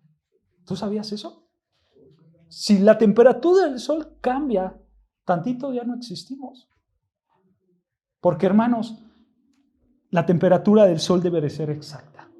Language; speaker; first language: Spanish; native; Spanish